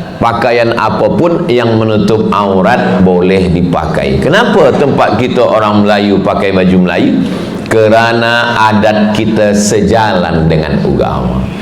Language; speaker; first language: Malay; native; Malay